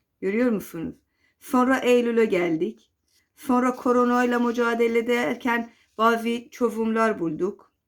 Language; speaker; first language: Turkish; non-native, fluent; Persian